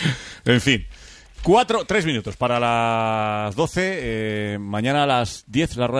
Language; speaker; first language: Spanish; native; Spanish